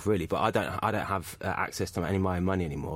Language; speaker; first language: English; native; English